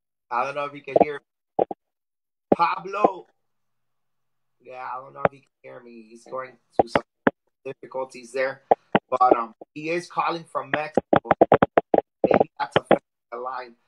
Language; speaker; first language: English; native; English